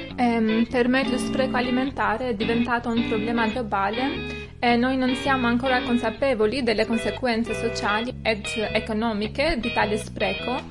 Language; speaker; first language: Italian; non-native, fluent; Albanian